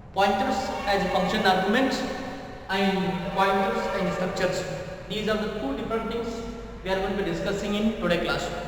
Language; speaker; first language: English; non-native, local second language; Kannada